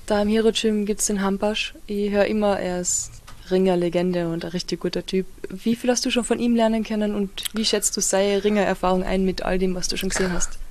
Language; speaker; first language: German; native; German